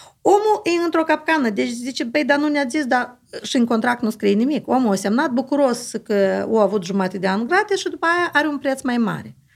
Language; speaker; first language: Romanian; native; Romanian